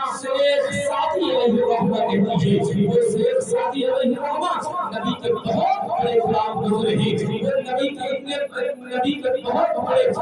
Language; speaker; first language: Urdu; native; Urdu